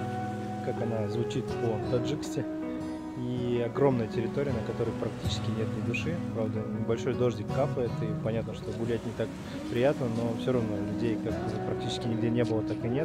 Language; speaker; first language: Russian; native; Russian